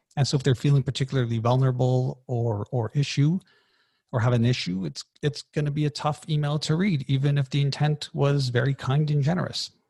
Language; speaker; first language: English; native; English